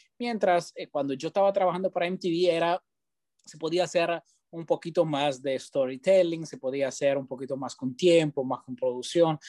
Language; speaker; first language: Spanish; non-native, fluent; Italian